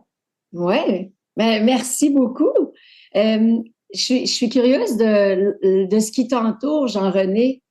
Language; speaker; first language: French; native; French